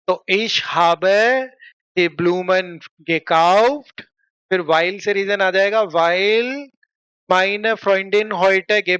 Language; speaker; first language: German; non-native, fluent; Hindi